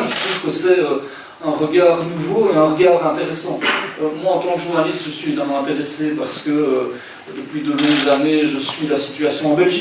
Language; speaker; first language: French; native; French